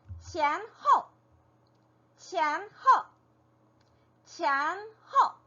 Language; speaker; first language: Chinese; non-native, fluent; Korean